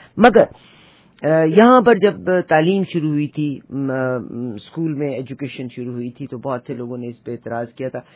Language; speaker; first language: Urdu; native; Urdu